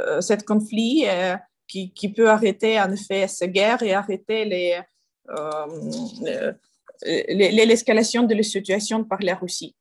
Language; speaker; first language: French; non-native, learner; Ukrainian